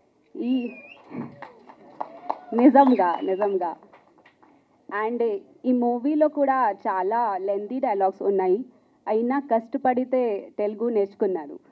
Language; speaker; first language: Telugu; non-native, learner; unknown